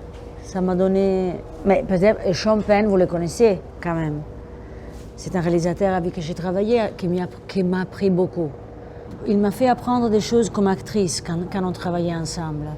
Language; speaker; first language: French; non-native, fluent; Italian